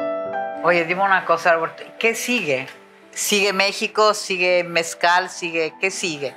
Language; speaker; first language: Spanish; native; Spanish